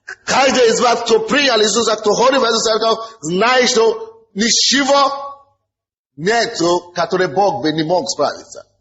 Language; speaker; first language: Russian; non-native, fluent; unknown